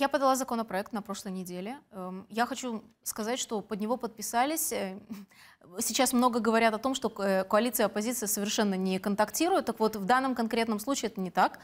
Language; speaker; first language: Russian; native; Russian